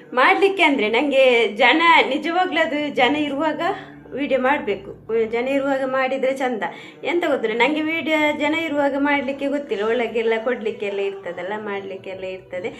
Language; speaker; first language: Kannada; non-native, local second language; Tulu